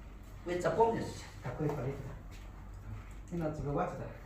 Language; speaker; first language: Russian; non-native, learner; Chinese